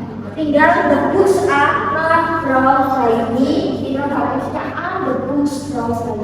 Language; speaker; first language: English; non-native, learner; Indonesian